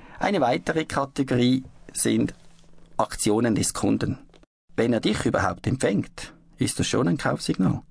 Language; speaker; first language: German; native; German